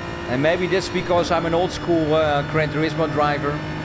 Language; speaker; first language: English; non-native, fluent; Dutch